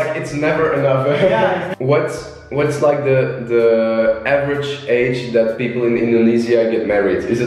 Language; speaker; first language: English; non-native, fluent; Dutch